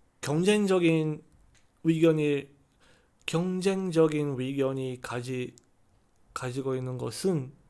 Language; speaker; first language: Korean; non-native, learner; Chinese